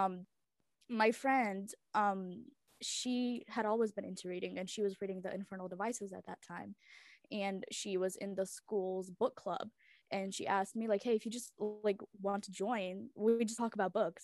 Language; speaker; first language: English; early bilingual, other home language; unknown